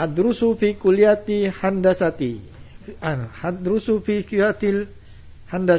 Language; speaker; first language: Arabic; non-native, learner; Indonesian